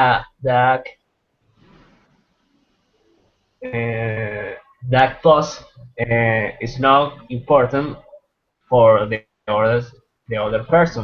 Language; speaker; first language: English; non-native, learner; Spanish